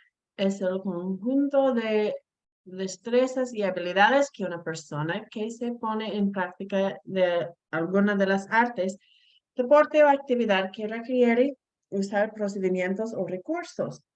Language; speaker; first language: Spanish; non-native, fluent; English